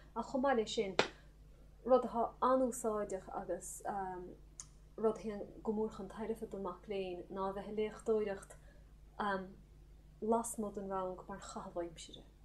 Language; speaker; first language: Irish; native; Irish